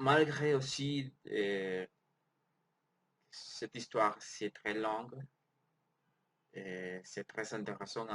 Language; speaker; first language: French; non-native, learner; Spanish